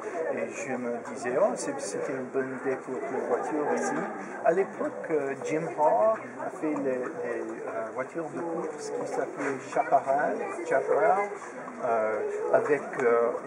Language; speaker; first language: French; non-native, fluent; English